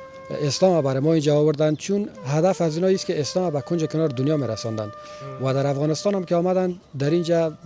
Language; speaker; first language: Persian; native; Persian